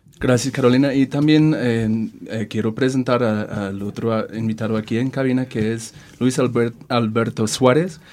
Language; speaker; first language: Spanish; non-native, fluent; English